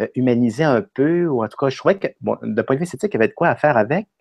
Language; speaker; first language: French; native; French